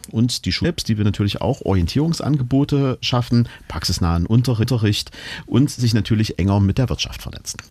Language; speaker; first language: German; native; German